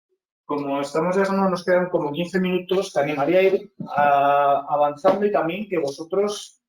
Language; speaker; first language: Spanish; native; Spanish